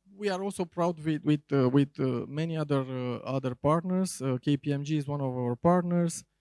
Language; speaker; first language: English; non-native, fluent; Romanian